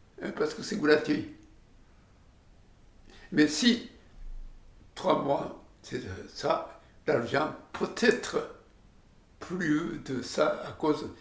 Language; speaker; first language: French; non-native, learner; Japanese